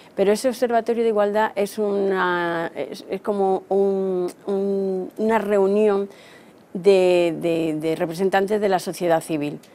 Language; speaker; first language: Spanish; native; Spanish